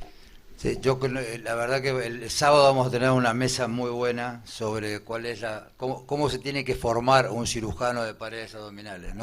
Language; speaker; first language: Spanish; native; Spanish